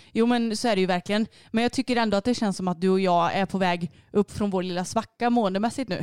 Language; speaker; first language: Swedish; native; Swedish